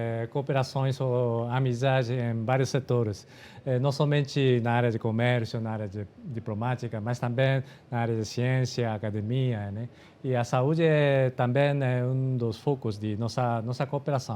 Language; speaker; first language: Portuguese; non-native, fluent; Japanese